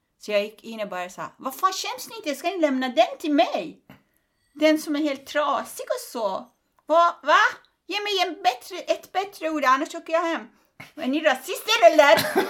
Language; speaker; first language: Swedish; non-native, fluent; Persian